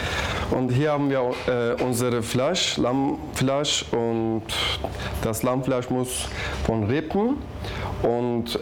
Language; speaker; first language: German; non-native, learner; Turkish